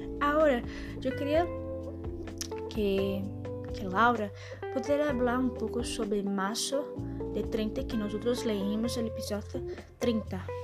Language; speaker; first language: Spanish; non-native, learner; Portuguese